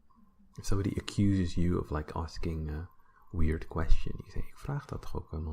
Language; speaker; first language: Dutch; non-native, fluent; English